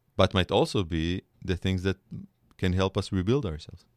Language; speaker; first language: English; non-native, fluent; Hebrew